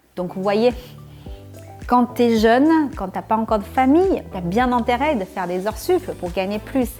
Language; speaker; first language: French; non-native, fluent; Chinese